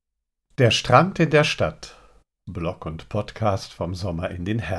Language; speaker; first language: German; native; German